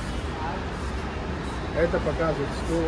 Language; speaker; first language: Russian; non-native, learner; Marathi